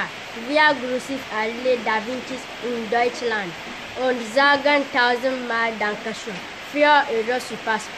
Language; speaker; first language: German; non-native, learner; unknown